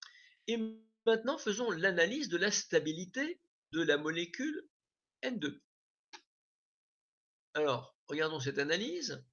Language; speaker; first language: French; native; French